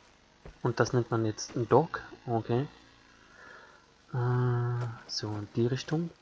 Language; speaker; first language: German; native; German